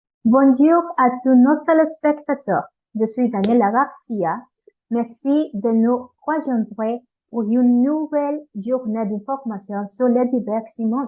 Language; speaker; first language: French; non-native, learner; Spanish